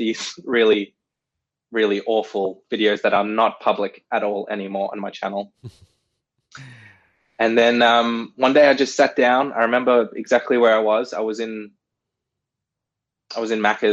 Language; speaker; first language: English; native; English